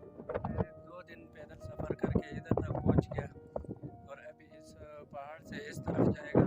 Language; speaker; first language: Hindi; non-native, local second language; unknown